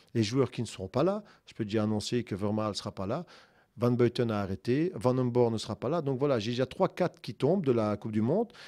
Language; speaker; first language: French; native; French